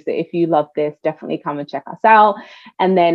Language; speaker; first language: English; native; English